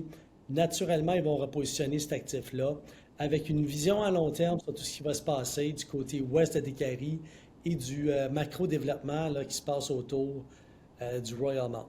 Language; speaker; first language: French; native; French